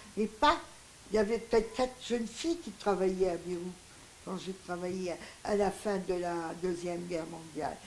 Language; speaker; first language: French; non-native, local second language; Greek